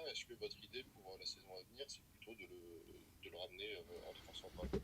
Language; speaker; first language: French; native; French